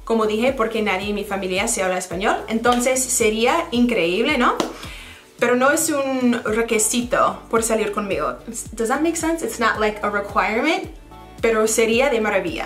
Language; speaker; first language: Spanish; non-native, fluent; English